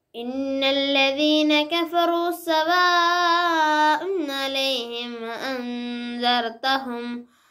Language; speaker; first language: Arabic; non-native, learner; Malayalam